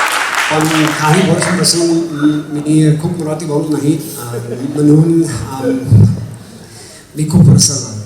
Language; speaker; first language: Marathi; non-native, fluent; English